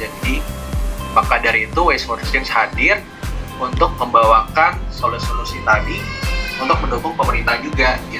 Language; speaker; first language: Indonesian; native; Indonesian